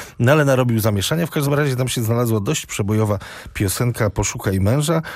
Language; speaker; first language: Polish; native; Polish